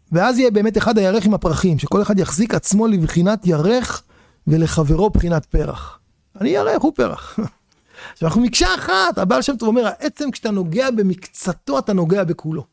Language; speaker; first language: Hebrew; native; Hebrew